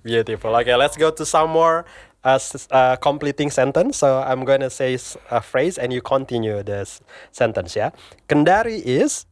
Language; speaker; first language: English; non-native, fluent; Indonesian